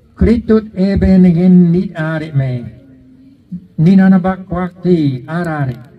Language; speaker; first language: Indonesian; non-native, fluent; English